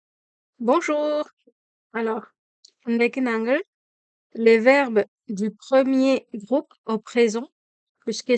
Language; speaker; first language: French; non-native, fluent; Tamil